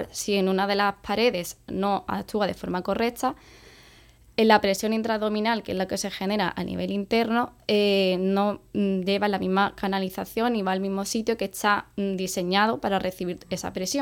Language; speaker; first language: Spanish; native; Spanish